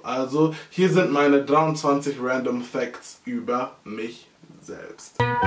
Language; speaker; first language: German; early bilingual, heritage; German